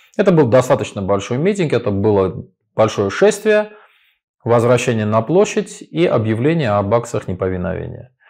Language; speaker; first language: Russian; non-native, local second language; Armenian